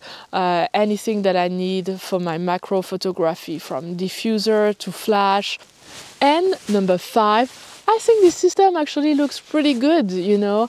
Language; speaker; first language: English; non-native, fluent; French